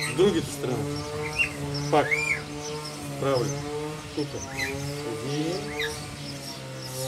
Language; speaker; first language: Bulgarian; non-native, learner; Russian